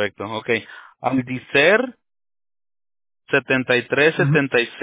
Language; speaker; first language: Spanish; early bilingual, heritage; Spanish